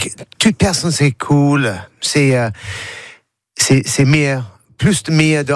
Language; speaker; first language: French; non-native, learner; English